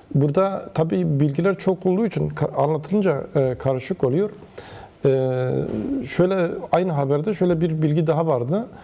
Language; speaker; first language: Turkish; non-native, local second language; Kurdish